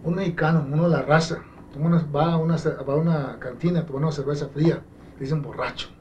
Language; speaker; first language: Spanish; early bilingual, other home language; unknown